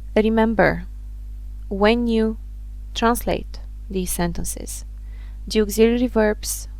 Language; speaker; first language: English; non-native, fluent; Bulgarian